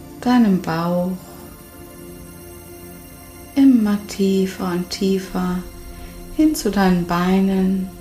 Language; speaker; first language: German; native; German